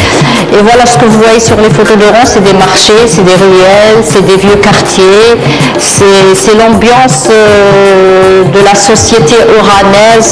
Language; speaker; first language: French; non-native, local second language; Arabic